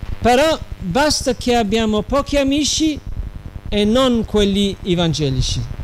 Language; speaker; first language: Italian; non-native, fluent; English